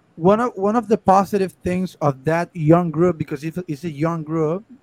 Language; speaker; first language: English; non-native, fluent; Spanish